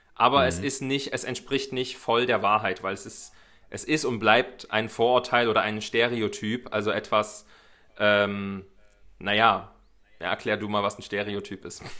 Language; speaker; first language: German; native; German